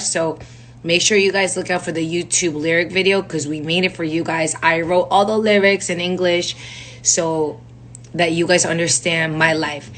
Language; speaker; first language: English; early bilingual, other home language; Korean